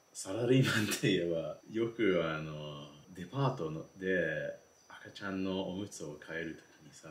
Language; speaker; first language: Japanese; non-native, fluent; English